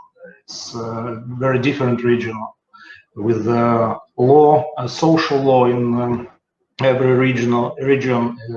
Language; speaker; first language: English; non-native, learner; Russian